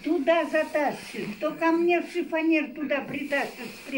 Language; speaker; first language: Russian; native; Russian